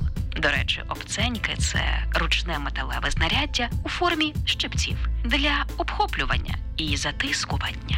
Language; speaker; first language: Ukrainian; native; Ukrainian